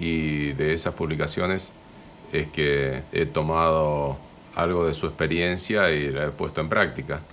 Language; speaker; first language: Spanish; native; Spanish